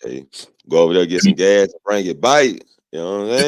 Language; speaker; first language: English; native; English